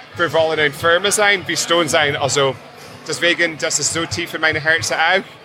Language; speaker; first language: German; non-native, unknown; English